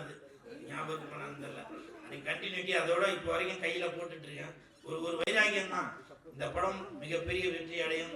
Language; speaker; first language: Tamil; native; Tamil